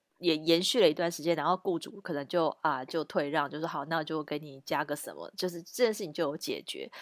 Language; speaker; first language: Chinese; native; Chinese